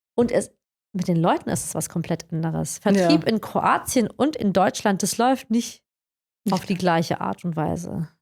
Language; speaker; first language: German; early bilingual, other home language; Croatian